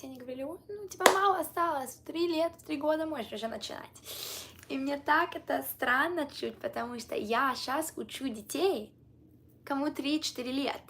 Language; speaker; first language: Russian; early bilingual, heritage; Russian